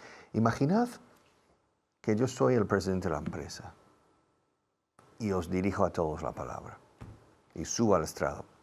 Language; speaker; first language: Spanish; non-native, fluent; English